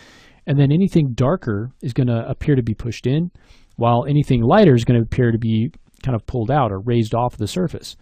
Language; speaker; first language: English; native; English